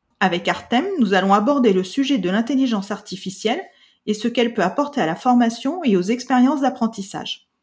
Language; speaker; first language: French; native; French